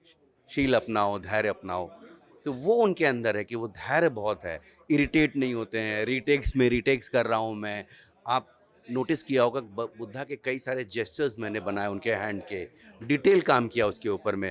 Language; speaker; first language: Hindi; native; Hindi